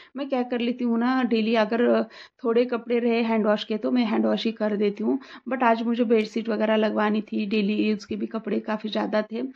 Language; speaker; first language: Hindi; non-native, local second language; Marathi